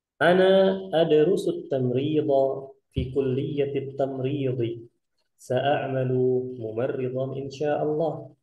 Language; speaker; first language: Arabic; non-native, fluent; Indonesian